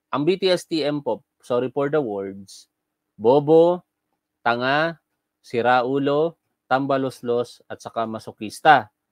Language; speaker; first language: Filipino; native; Filipino